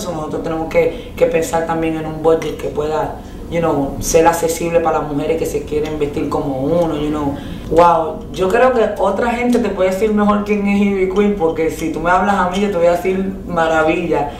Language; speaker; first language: Spanish; native; Spanish